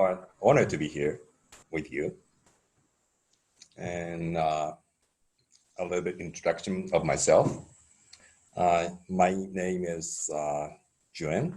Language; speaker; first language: English; non-native, fluent; Japanese